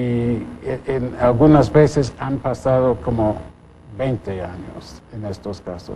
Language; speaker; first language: Spanish; non-native, fluent; English